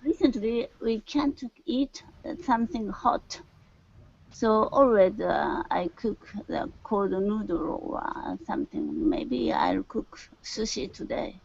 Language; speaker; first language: English; non-native, learner; Japanese